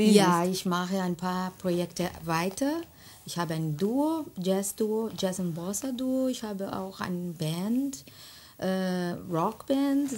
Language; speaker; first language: German; non-native, learner; Portuguese